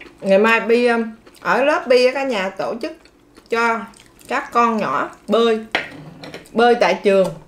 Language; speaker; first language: Vietnamese; native; Vietnamese